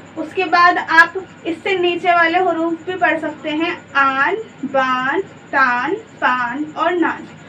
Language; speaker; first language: Hindi; native; Hindi